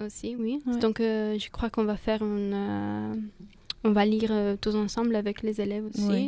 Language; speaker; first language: French; non-native, fluent; Italian